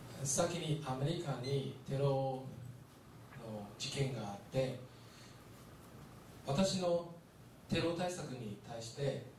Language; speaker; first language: Japanese; non-native, learner; Chinese